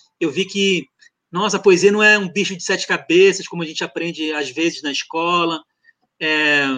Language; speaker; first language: Portuguese; early bilingual, other home language; French